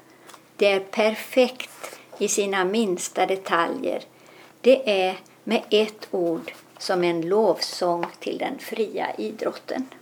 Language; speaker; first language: Swedish; native; Swedish